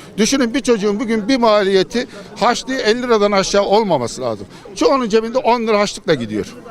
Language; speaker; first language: Turkish; native; Turkish